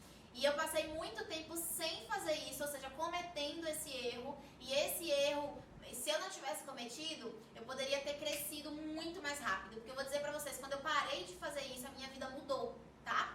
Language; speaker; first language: Portuguese; native; Portuguese